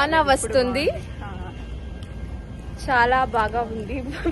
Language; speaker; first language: Telugu; non-native, learner; Kannada